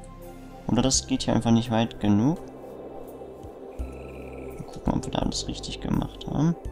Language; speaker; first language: German; native; German